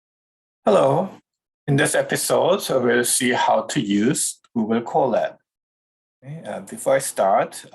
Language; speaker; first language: English; non-native, fluent; Korean